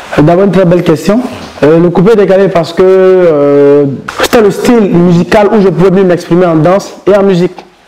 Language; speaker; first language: French; non-native, local second language; Mossi